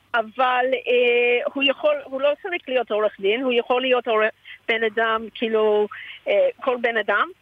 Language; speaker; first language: Hebrew; early bilingual, heritage; Hebrew